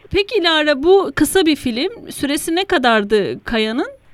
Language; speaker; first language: Turkish; native; Turkish